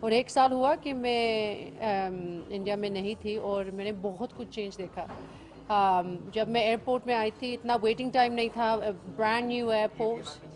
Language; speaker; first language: Hindi; early bilingual, heritage; English